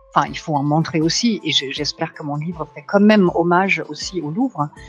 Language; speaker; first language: French; non-native, fluent; German